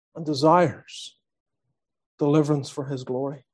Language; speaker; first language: English; native; English